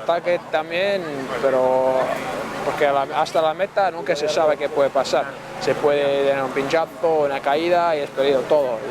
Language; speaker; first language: Spanish; non-native, learner; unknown